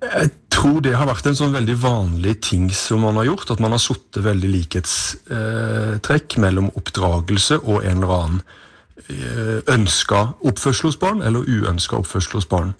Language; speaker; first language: Norwegian; native; Norwegian